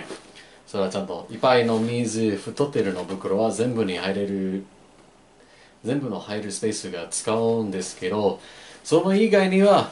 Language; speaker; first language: Japanese; non-native, learner; English